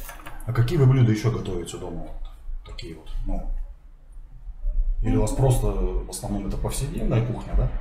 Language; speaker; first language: Russian; native; Russian